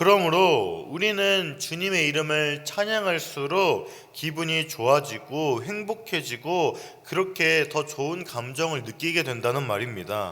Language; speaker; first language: Korean; native; Korean